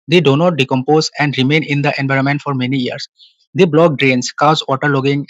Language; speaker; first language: English; non-native, local second language; Assamese